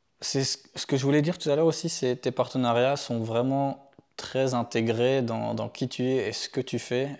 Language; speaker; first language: French; native; French